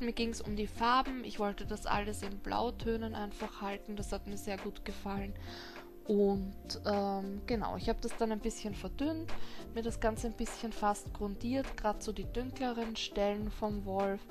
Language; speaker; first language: German; native; German